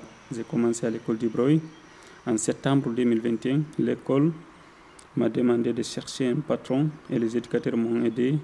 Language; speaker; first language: French; non-native, learner; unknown